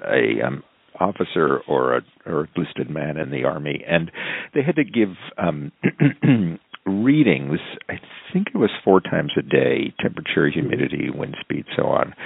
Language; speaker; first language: English; native; English